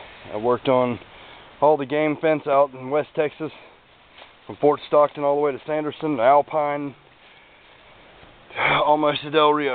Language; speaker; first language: English; native; English